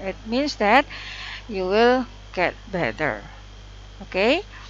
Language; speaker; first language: English; non-native, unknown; Indonesian